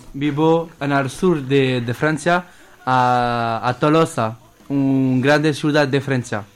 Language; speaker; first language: Spanish; non-native, learner; French